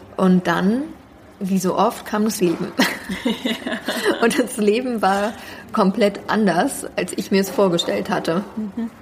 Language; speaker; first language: German; native; German